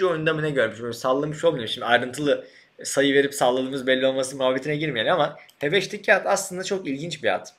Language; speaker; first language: Turkish; native; Turkish